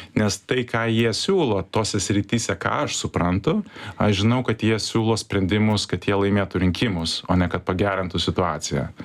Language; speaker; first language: Lithuanian; early bilingual, heritage; Lithuanian